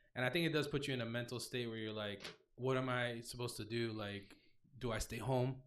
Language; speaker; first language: English; native; English